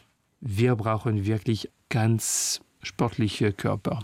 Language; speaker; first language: German; non-native, fluent; French